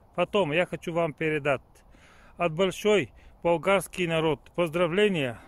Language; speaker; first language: Russian; non-native, learner; Bulgarian